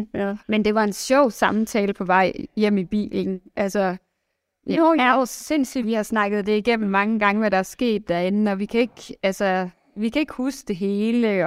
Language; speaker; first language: Danish; native; Danish